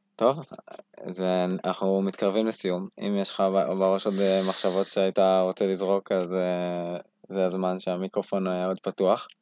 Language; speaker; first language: Hebrew; native; Hebrew